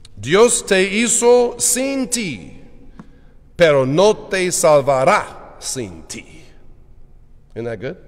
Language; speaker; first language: Spanish; non-native, learner; English